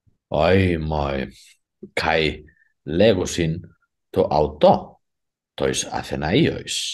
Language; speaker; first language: Greek; non-native, fluent; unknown